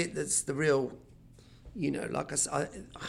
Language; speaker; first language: English; native; English